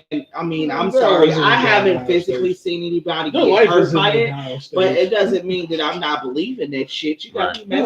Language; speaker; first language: English; native; English